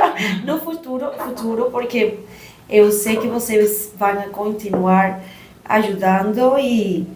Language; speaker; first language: Portuguese; non-native, learner; Spanish